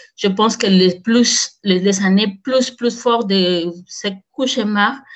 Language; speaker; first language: French; non-native, fluent; Spanish